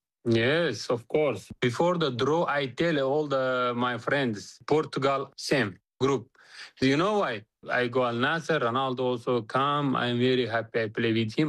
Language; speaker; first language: English; non-native, learner; Uzbek